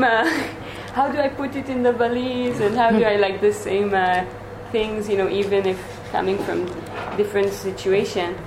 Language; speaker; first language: English; non-native, fluent; Hebrew